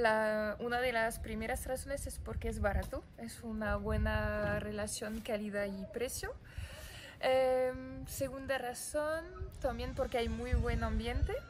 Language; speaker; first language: Spanish; non-native, fluent; French